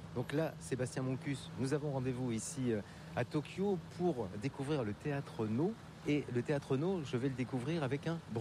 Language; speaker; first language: French; native; French